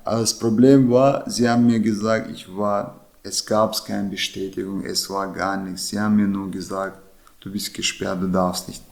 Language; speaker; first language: German; non-native, learner; Chechen